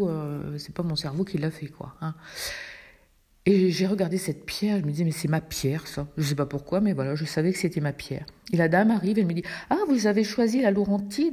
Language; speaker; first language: French; native; French